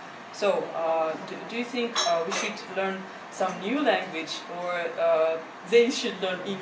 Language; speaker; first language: English; non-native, learner; Russian